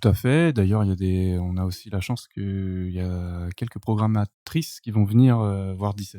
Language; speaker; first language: French; native; French